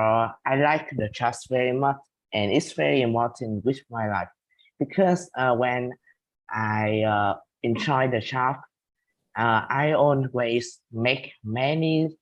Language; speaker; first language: English; non-native, learner; Vietnamese